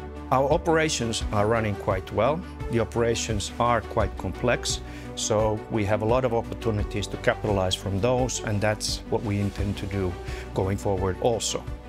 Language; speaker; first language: English; non-native, fluent; Finnish